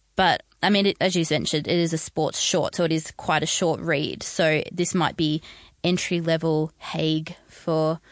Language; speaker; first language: English; native; English